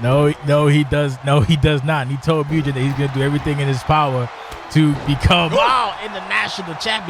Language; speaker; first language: English; native; English